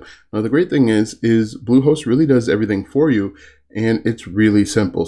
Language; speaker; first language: English; native; English